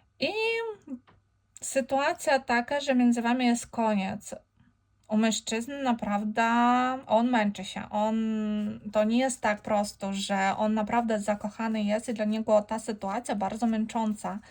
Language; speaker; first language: Polish; non-native, fluent; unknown